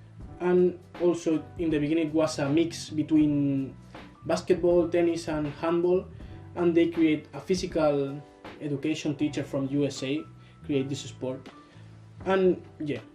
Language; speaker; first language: English; non-native, learner; Spanish